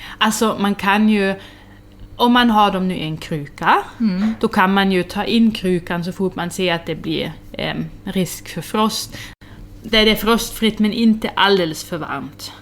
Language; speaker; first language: Swedish; native; Swedish